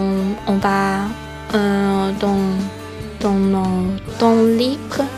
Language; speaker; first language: French; non-native, learner; Chinese